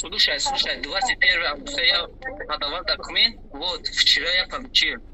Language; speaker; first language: Russian; non-native, learner; Tajik